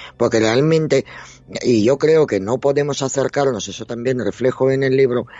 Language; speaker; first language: Spanish; non-native, fluent; Russian